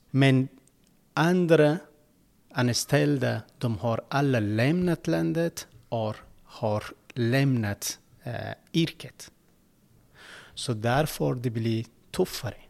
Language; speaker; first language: Swedish; non-native, learner; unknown